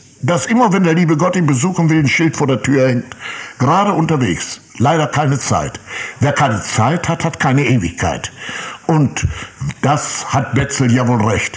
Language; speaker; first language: German; native; German